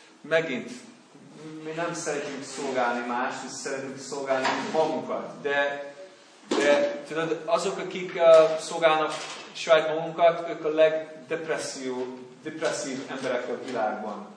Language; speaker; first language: Hungarian; non-native, learner; English